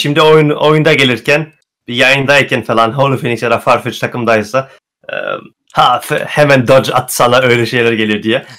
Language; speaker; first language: Turkish; early bilingual, heritage; Turkish